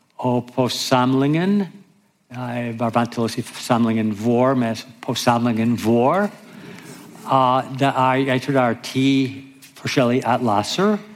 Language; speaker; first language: Norwegian; non-native, fluent; English